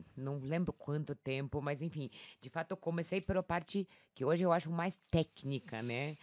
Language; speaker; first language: Portuguese; non-native, fluent; Polish